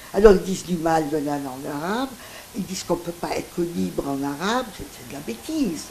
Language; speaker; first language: French; non-native, local second language; Greek